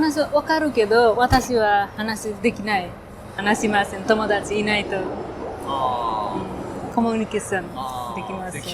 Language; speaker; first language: Japanese; non-native, learner; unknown